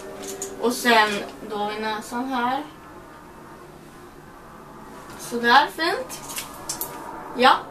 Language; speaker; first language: Swedish; native; Swedish